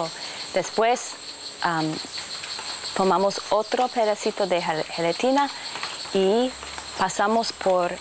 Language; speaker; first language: Spanish; non-native, fluent; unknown